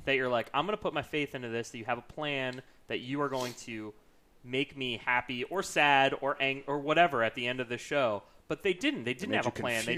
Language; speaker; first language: English; native; English